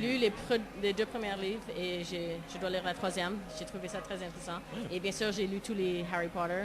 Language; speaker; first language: French; non-native, local second language; English